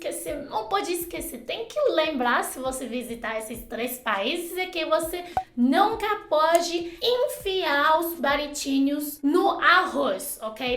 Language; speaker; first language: Portuguese; non-native, fluent; Chinese